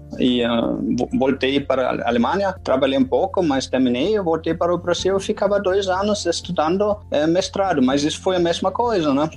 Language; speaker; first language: Portuguese; non-native, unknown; German